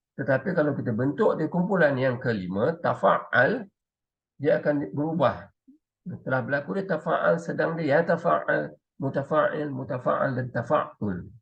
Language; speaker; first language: Malay; native; Malay